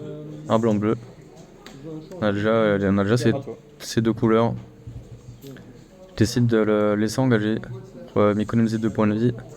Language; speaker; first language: French; native; French